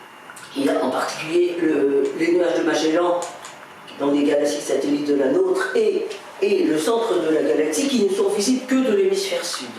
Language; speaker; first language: French; native; French